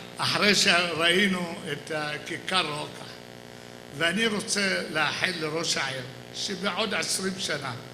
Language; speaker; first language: Hebrew; native; Hebrew